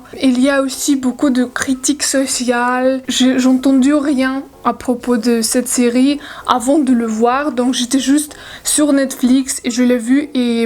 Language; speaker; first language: French; non-native, learner; Russian